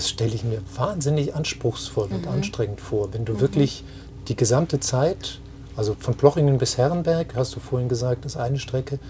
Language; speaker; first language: German; native; German